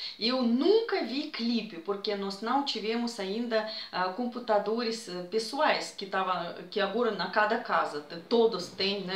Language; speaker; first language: Portuguese; non-native, fluent; Russian